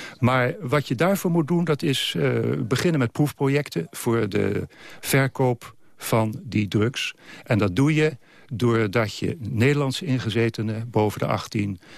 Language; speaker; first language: Dutch; native; Dutch